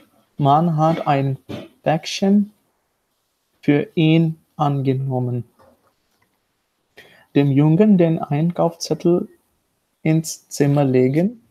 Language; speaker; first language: German; non-native, learner; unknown